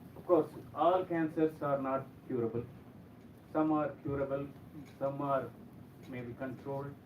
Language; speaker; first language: English; non-native, local second language; Kannada